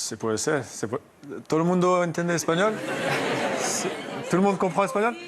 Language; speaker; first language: Spanish; non-native, learner; French